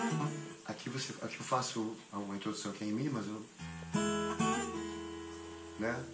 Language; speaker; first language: Portuguese; native; Portuguese